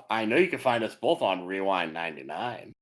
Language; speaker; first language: English; native; English